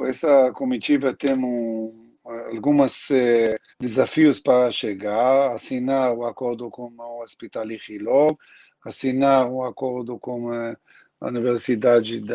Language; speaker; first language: Portuguese; non-native, learner; Hebrew